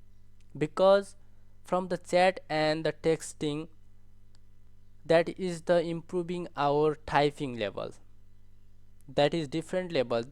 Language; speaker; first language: English; non-native, learner; Nepali